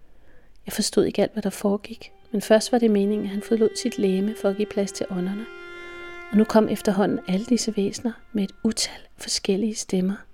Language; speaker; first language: Danish; native; Danish